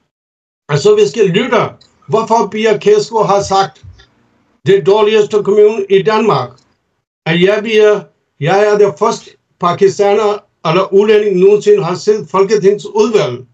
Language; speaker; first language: Danish; non-native, fluent; Urdu